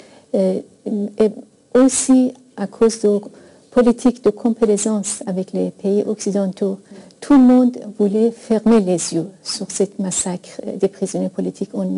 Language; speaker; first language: French; non-native, fluent; Persian